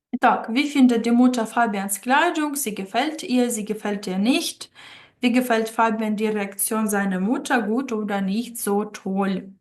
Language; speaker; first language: German; non-native, fluent; Ukrainian